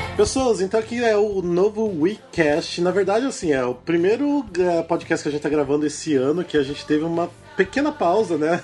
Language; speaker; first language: Portuguese; native; Portuguese